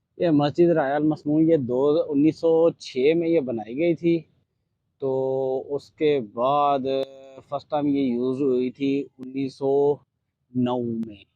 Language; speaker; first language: Urdu; non-native, local second language; Punjabi